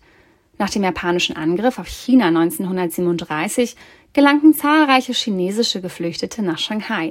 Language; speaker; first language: German; native; German